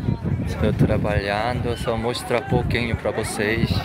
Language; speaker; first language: Portuguese; non-native, learner; Korean